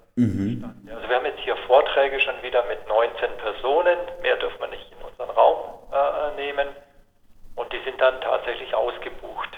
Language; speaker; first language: German; native; German